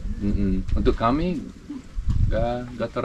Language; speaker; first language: Indonesian; non-native, learner; English